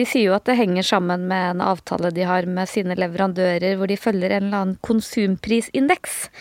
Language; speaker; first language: Norwegian; native; Norwegian